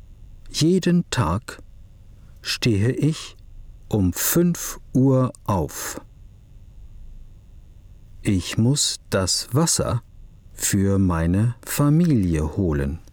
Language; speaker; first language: German; non-native, fluent; English